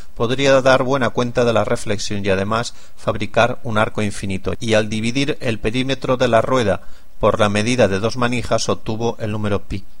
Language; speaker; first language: Spanish; non-native, local second language; Catalan